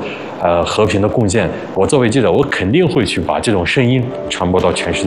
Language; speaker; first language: Chinese; early bilingual, other home language; Arabic